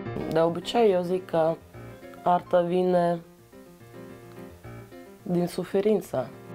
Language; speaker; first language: Romanian; non-native, fluent; Russian